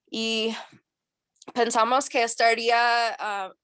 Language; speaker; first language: Spanish; non-native, learner; English